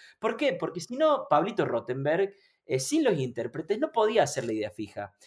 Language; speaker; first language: Spanish; native; Spanish